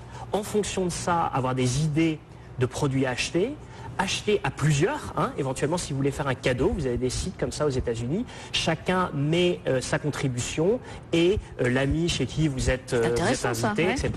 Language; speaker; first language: French; native; French